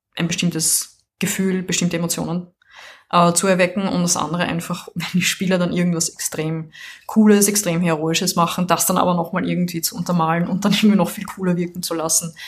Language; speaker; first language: German; native; German